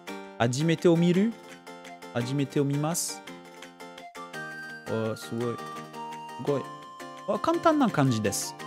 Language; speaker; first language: Japanese; non-native, learner; French